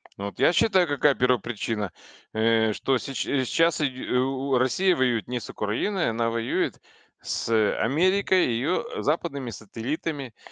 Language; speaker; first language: Russian; native; Russian